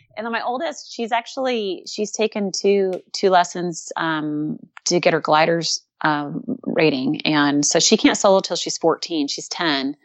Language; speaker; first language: English; native; English